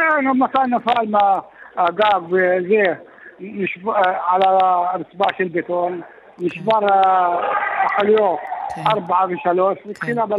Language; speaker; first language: Hebrew; non-native, local second language; Arabic